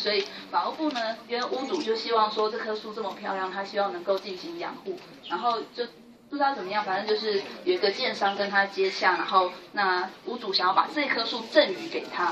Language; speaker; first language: Chinese; native; Chinese